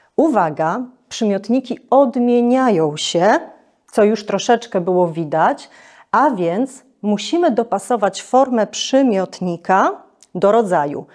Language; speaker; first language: Polish; native; Polish